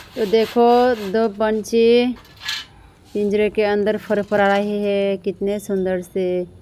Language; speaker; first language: Hindi; non-native, local second language; Bangla